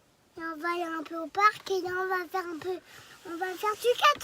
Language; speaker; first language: French; native; French